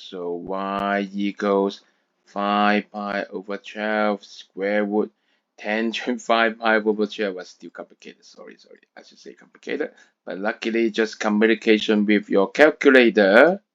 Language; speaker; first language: English; non-native, fluent; Chinese